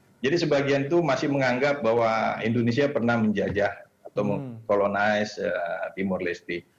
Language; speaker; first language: Indonesian; native; Indonesian